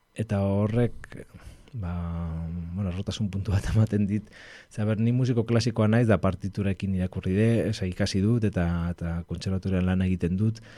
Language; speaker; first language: Basque; non-native, local second language; Spanish